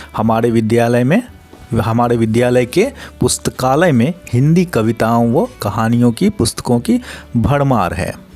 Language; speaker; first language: Hindi; native; Hindi